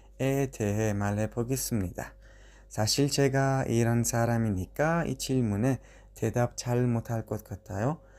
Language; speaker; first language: Korean; non-native, fluent; Persian